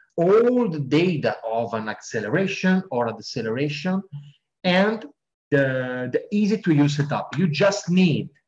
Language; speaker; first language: English; non-native, fluent; Italian